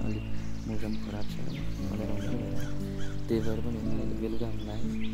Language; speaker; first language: Nepali; native; Nepali